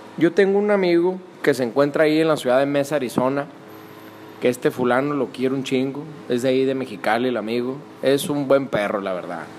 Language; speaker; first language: Spanish; native; Spanish